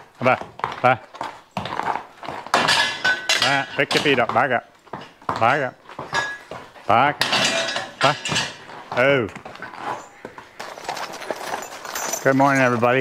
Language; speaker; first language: English; native; English